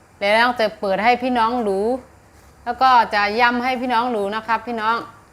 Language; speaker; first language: Thai; native; Thai